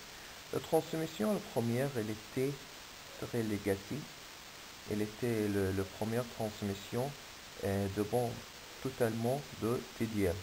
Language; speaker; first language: French; non-native, fluent; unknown